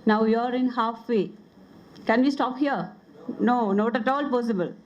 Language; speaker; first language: English; non-native, local second language; Malayalam